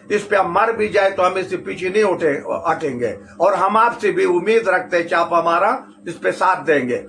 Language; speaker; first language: Urdu; non-native, local second language; Pashto